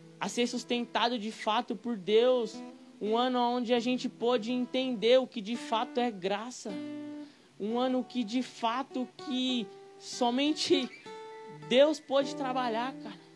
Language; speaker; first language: Portuguese; native; Portuguese